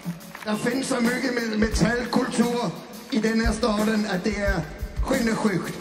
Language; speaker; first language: Swedish; non-native, learner; Danish